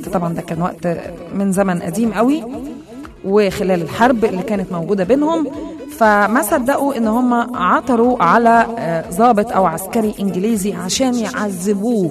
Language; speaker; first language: Arabic; native; Arabic